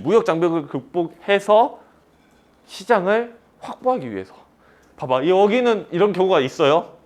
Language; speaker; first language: Korean; native; Korean